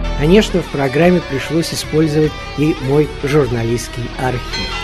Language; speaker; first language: Russian; native; Russian